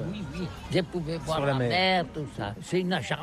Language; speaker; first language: French; non-native, learner; Catalan